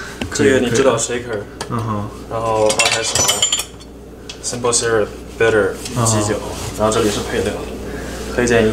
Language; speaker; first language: Chinese; native; Chinese